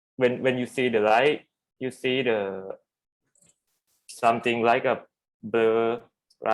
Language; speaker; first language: English; non-native, learner; Thai